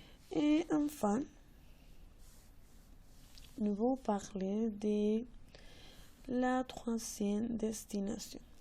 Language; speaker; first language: French; non-native, learner; Spanish